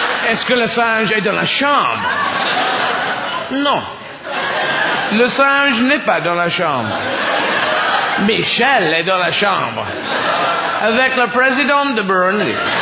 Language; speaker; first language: French; non-native, learner; English